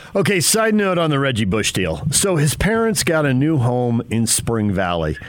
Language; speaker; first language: English; native; English